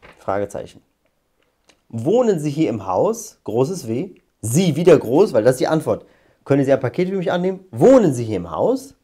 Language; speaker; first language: German; non-native, fluent; Arabic